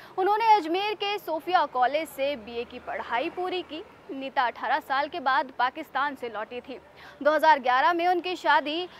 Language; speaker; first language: Hindi; native; Hindi